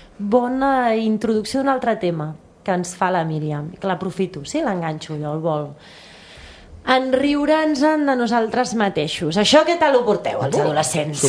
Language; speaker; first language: Catalan; native; Catalan